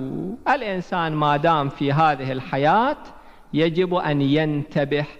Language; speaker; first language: Arabic; native; Arabic